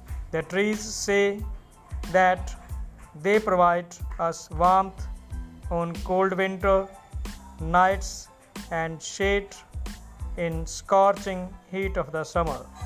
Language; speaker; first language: English; non-native, local second language; Punjabi